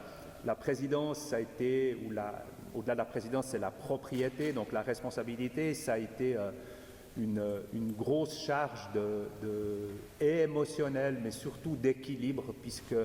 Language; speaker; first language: French; native; French